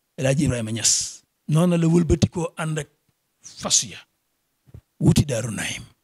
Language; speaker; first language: Wolof; native; Wolof